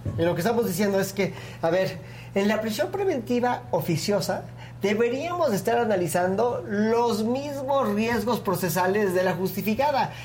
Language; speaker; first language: Spanish; native; Spanish